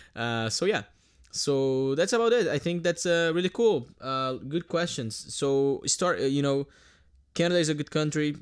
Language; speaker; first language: English; non-native, fluent; Portuguese